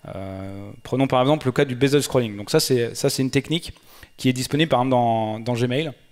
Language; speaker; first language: French; native; French